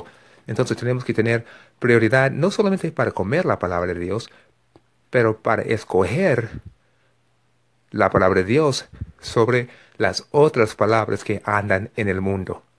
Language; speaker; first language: Spanish; non-native, fluent; English